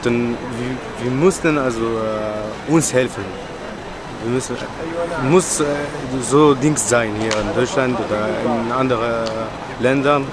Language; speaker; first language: German; non-native, learner; Arabic